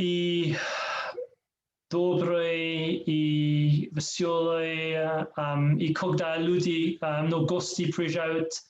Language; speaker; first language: Russian; non-native, learner; English